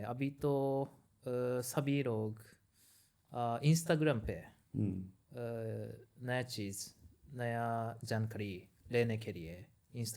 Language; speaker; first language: Hindi; non-native, learner; Japanese